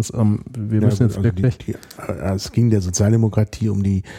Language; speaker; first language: German; native; German